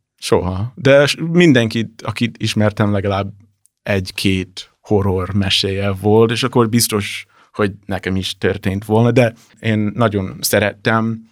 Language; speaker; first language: Hungarian; non-native, fluent; English